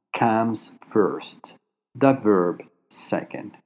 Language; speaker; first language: English; non-native, fluent; Italian